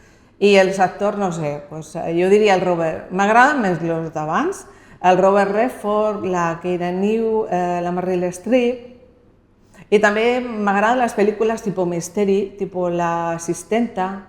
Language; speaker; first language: Catalan; non-native, local second language; Spanish